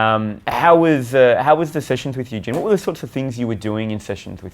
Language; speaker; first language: English; native; English